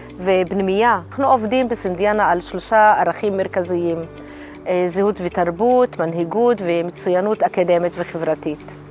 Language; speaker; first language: Hebrew; non-native, local second language; Arabic